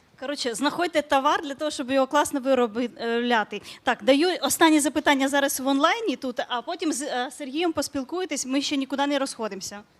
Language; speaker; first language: Ukrainian; native; Ukrainian